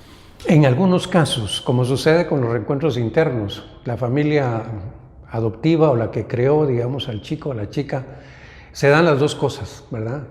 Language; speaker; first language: Spanish; native; Spanish